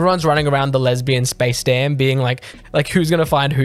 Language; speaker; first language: English; native; English